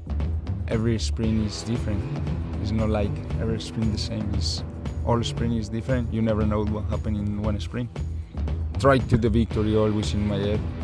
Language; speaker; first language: English; non-native, learner; Spanish